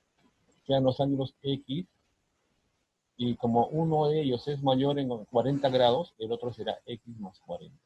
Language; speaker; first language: Spanish; native; Spanish